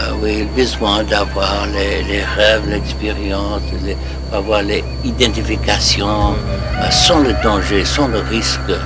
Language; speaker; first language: French; non-native, learner; English